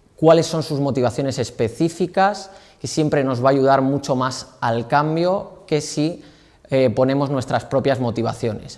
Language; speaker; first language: Spanish; native; Spanish